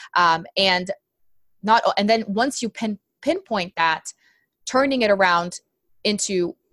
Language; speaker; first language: English; non-native, fluent; Portuguese